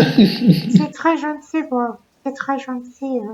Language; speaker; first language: French; non-native, learner; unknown